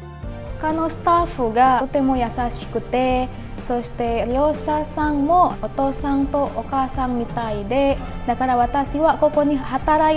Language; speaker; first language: Japanese; non-native, fluent; Indonesian